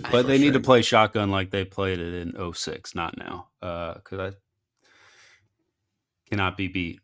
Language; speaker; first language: English; native; English